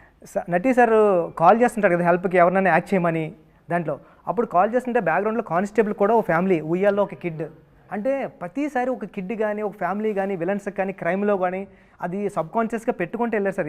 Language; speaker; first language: Telugu; native; Telugu